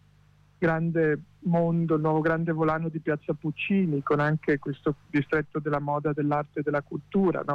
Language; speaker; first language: Italian; native; Italian